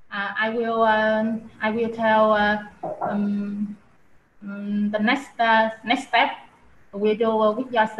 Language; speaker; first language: English; non-native, learner; Vietnamese